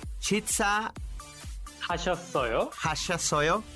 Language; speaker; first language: Korean; non-native, learner; Spanish